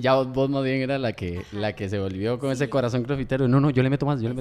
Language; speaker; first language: Spanish; native; Spanish